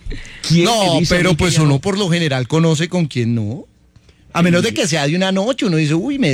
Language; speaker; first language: Spanish; native; Spanish